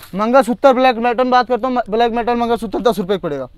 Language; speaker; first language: Hindi; native; Hindi